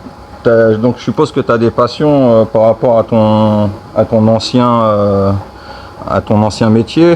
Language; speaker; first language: French; native; French